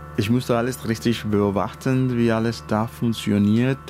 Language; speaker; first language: German; non-native, learner; Spanish